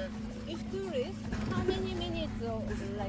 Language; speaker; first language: English; non-native, learner; Japanese